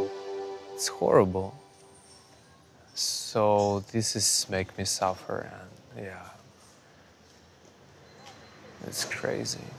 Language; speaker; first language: English; non-native, fluent; Ukrainian